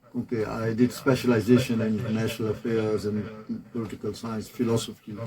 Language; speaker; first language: English; non-native, local second language; Urdu